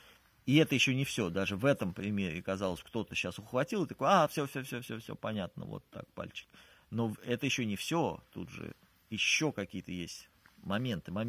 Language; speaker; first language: Russian; native; Russian